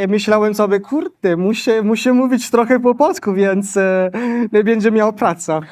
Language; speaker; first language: Polish; non-native, learner; Italian